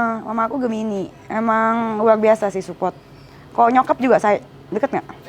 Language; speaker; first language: Indonesian; native; Indonesian